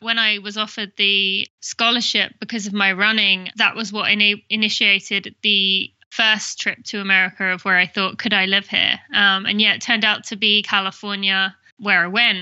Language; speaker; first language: English; native; English